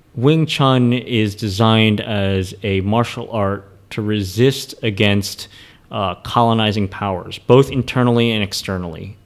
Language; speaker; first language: English; native; English